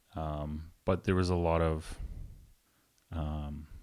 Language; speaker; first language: English; native; English